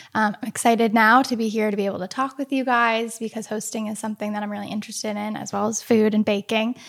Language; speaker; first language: English; early bilingual, other home language; Portuguese